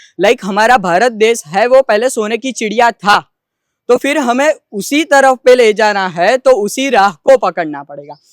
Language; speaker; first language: Hindi; non-native, local second language; Gujarati